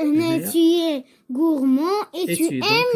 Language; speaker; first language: French; non-native, local second language; Arabic